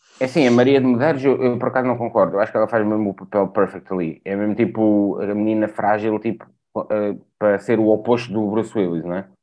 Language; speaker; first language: Portuguese; native; Portuguese